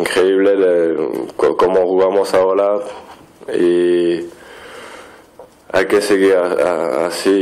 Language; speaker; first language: Spanish; non-native, fluent; French